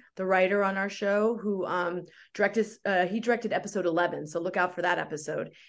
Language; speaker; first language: English; native; English